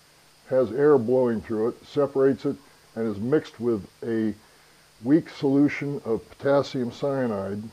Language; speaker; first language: English; native; English